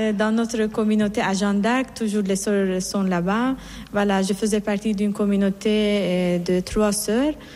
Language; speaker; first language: French; non-native, fluent; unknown